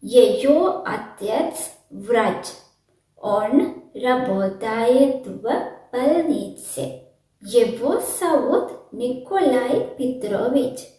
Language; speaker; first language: Russian; non-native, learner; Sinhala